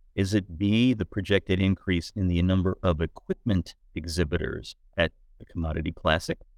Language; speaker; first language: English; native; English